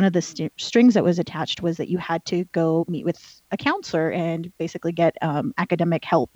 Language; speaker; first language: English; early bilingual, other home language; Spanish